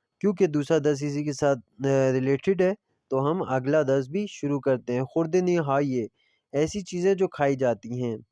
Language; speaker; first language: Urdu; non-native, local second language; Punjabi